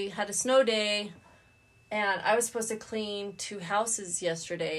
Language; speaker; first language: English; native; English